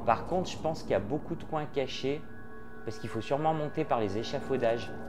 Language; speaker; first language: French; native; French